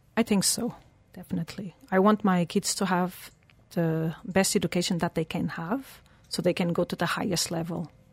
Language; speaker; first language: English; non-native, fluent; Portuguese